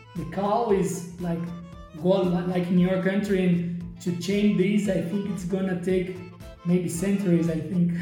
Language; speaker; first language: English; non-native, fluent; Portuguese